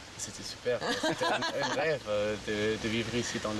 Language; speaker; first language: French; non-native, fluent; German